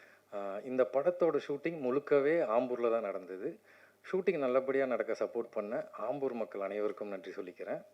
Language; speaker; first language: Tamil; native; Tamil